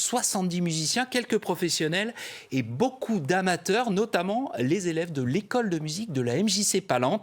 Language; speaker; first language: French; native; French